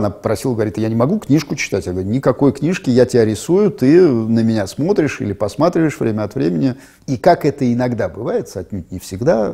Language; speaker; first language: Russian; native; Russian